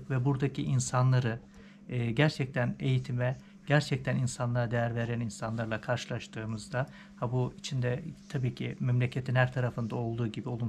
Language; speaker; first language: Turkish; native; Turkish